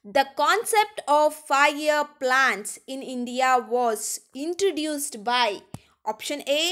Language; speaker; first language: English; non-native, local second language; Kannada